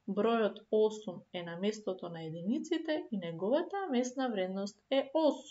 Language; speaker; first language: Macedonian; native; Macedonian